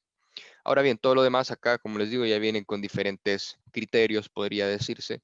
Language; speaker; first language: Spanish; native; Spanish